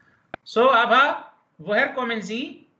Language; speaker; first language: German; non-native, fluent; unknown